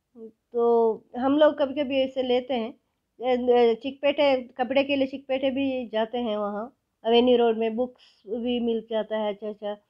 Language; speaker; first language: Hindi; non-native, local second language; Kannada